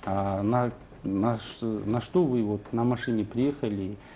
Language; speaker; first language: Russian; non-native, local second language; Kazakh